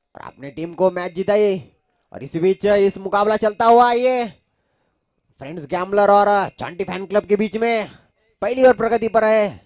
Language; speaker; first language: Hindi; non-native, local second language; Marathi